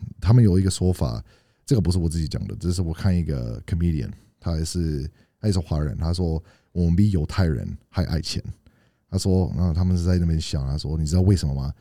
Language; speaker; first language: Chinese; non-native, fluent; English